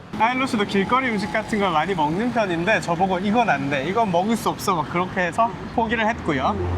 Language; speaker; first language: Korean; native; Korean